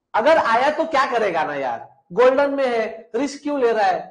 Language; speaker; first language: Hindi; non-native, local second language; Marathi